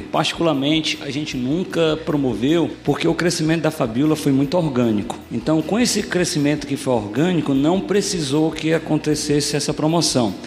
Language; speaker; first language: Portuguese; native; Portuguese